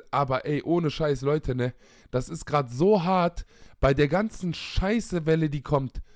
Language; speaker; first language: German; early bilingual, other home language; Arabic